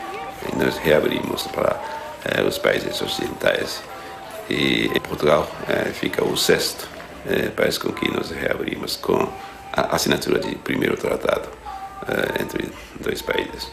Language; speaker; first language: Portuguese; non-native, fluent; Japanese